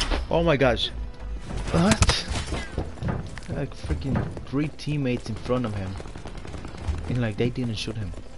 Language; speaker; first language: English; non-native, fluent; Spanish